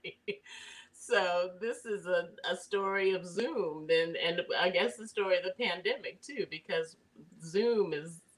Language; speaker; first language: English; native; English